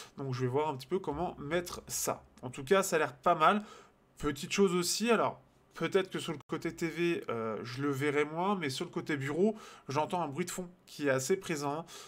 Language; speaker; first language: French; native; French